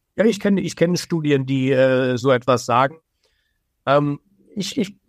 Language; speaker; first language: German; early bilingual, other home language; Persian